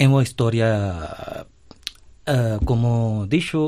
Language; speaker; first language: Galician; non-native, fluent; Hindi